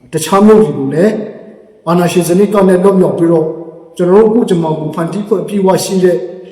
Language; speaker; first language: Burmese; non-native, local second language; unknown